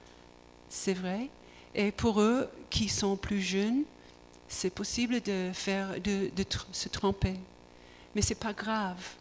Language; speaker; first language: French; non-native, learner; English